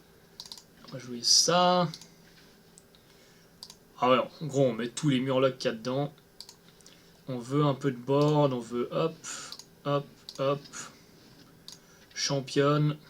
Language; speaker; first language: French; native; French